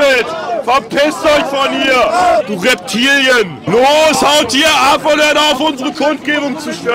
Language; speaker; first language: German; native; German